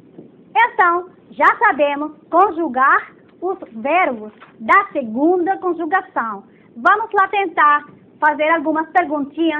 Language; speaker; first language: Portuguese; non-native, fluent; Spanish